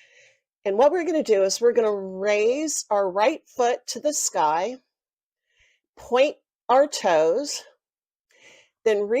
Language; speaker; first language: English; native; English